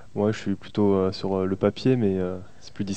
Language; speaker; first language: French; native; French